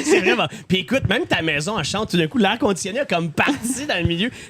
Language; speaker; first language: French; native; French